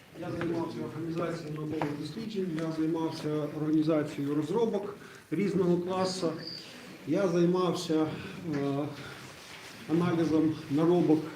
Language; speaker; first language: Ukrainian; non-native, local second language; Russian